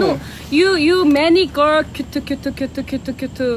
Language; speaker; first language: English; non-native, learner; Korean